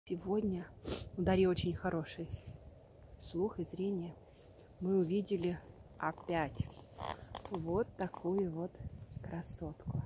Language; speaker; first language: Russian; native; Russian